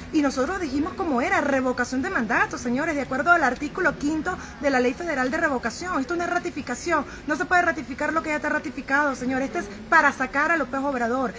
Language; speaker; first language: Spanish; native; Spanish